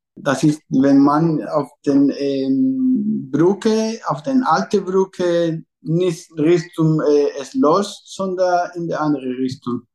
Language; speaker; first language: German; non-native, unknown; Spanish